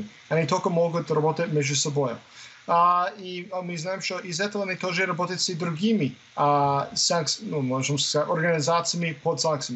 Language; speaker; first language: Russian; non-native, fluent; English